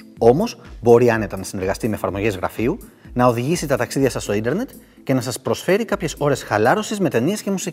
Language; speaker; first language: Greek; native; Greek